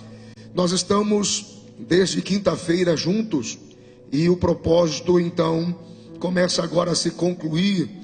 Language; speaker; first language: Portuguese; native; Portuguese